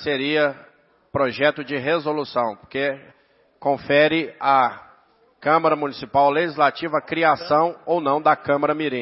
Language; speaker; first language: Portuguese; native; Portuguese